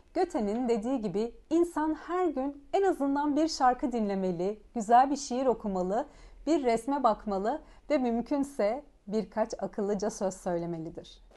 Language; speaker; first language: Turkish; early bilingual, heritage; Turkish